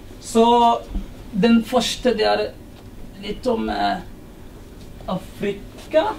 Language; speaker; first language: Norwegian; non-native, learner; Somali